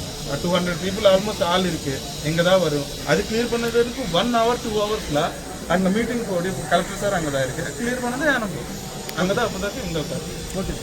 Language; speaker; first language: Tamil; non-native, local second language; Telugu